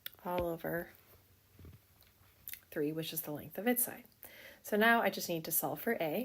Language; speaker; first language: English; native; English